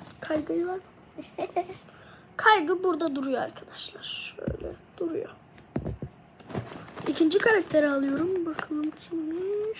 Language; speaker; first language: Turkish; native; Turkish